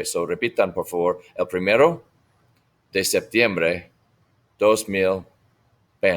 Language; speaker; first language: Spanish; non-native, fluent; English